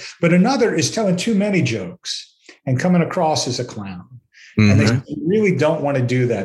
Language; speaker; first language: English; native; English